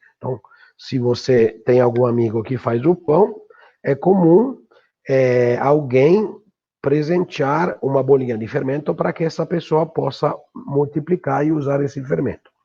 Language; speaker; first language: Portuguese; non-native, fluent; Italian